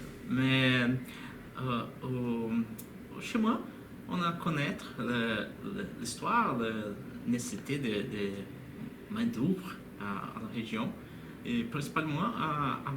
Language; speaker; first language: French; non-native, learner; Spanish